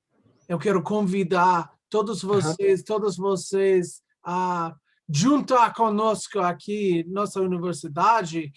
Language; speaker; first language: Portuguese; non-native, learner; English